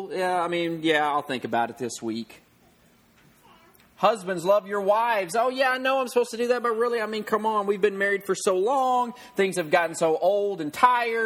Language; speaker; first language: English; native; English